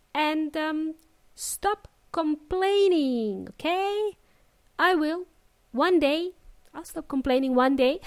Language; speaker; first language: English; native; English